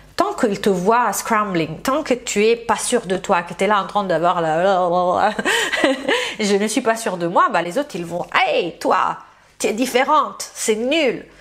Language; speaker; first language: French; non-native, fluent; Italian